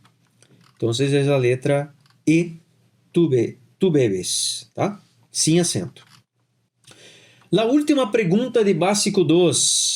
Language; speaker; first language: Spanish; non-native, fluent; Portuguese